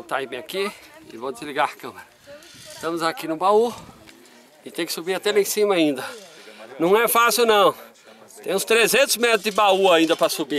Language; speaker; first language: Portuguese; native; Portuguese